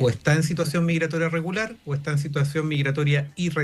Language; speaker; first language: Spanish; native; Spanish